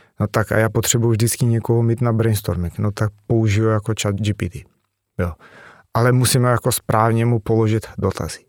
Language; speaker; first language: Czech; non-native, fluent; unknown